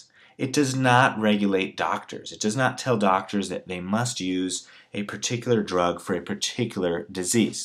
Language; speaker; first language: English; native; English